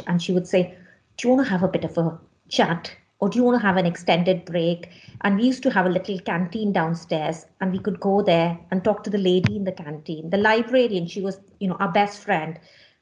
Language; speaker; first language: English; non-native, local second language; Hindi